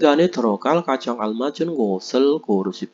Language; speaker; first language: Korean; non-native, fluent; Indonesian